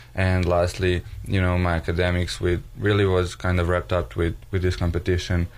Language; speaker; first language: English; non-native, fluent; Serbian